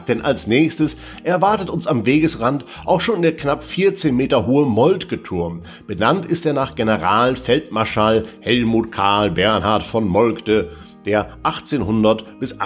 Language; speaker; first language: German; native; German